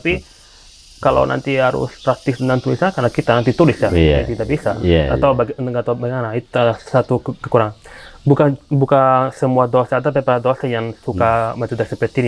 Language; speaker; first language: Indonesian; non-native, fluent; Italian